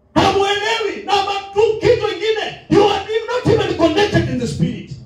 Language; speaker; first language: English; non-native, local second language; Swahili